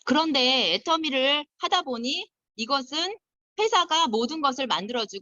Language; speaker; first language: Korean; native; Korean